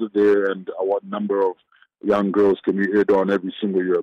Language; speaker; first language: English; non-native, local second language; Shona